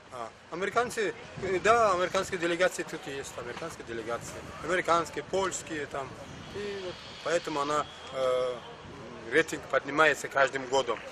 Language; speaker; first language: Russian; non-native, local second language; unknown